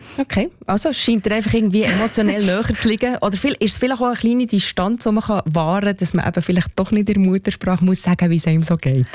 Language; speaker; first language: German; native; German